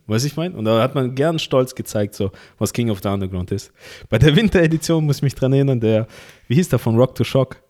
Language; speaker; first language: German; early bilingual, other home language; Russian